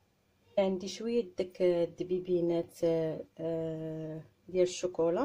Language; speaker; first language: Arabic; native; Arabic